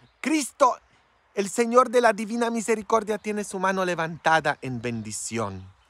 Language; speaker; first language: Spanish; non-native, fluent; Polish